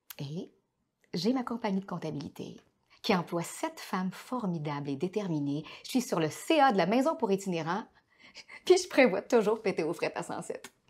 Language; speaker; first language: French; native; French